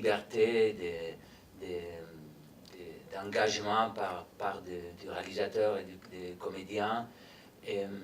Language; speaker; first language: French; non-native, fluent; Spanish